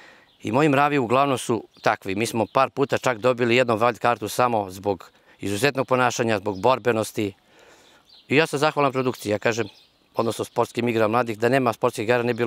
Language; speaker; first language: Bosnian; native; Bosnian